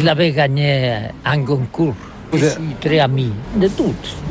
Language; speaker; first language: French; non-native, learner; Catalan